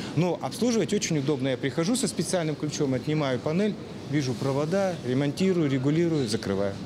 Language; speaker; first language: Russian; native; Russian